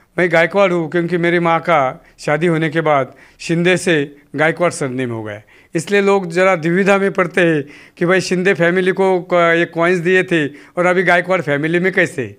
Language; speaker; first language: Hindi; non-native, local second language; Marathi